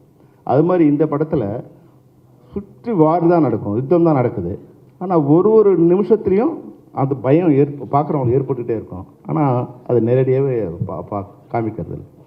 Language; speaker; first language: Tamil; native; Tamil